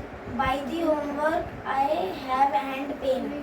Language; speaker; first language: English; non-native, learner; Hindi